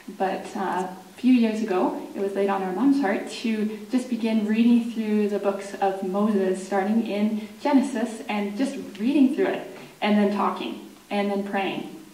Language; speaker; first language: English; native; English